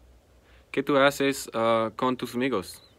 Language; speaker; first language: Spanish; non-native, learner; English